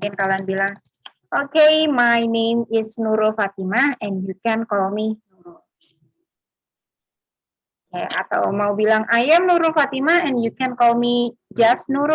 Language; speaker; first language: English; non-native, fluent; Indonesian